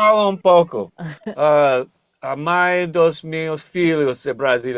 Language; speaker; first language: Portuguese; non-native, learner; English